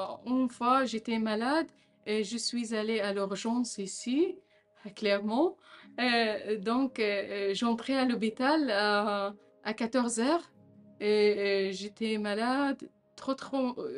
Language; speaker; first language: French; non-native, fluent; Arabic